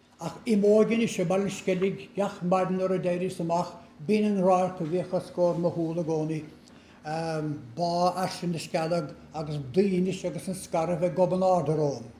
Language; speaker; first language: Irish; native; Irish